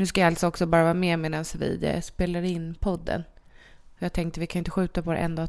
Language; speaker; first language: Swedish; native; Swedish